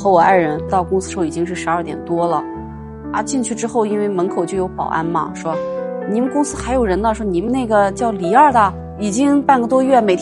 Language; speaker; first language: Chinese; native; Chinese